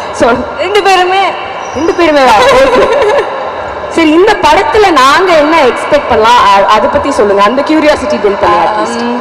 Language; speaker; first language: Tamil; native; Tamil